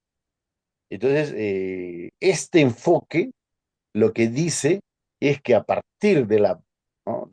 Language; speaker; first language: Spanish; native; Spanish